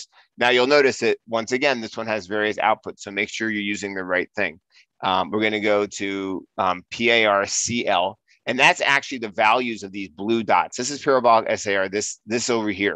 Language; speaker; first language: English; native; English